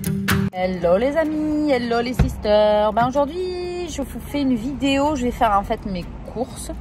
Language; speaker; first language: French; native; French